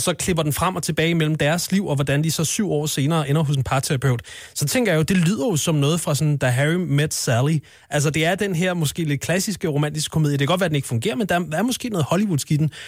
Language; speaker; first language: Danish; native; Danish